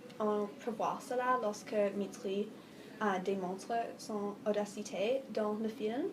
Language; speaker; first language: French; non-native, fluent; English